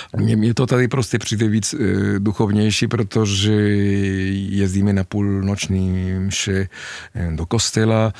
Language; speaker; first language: Czech; non-native, fluent; Spanish